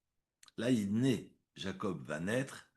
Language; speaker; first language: French; native; French